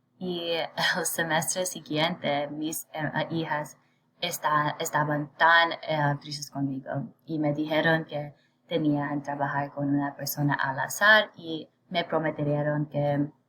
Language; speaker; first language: Spanish; non-native, learner; English